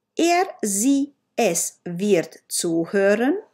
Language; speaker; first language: German; non-native, learner; Romanian